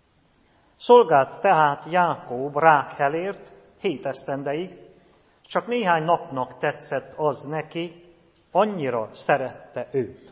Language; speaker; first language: Hungarian; native; Hungarian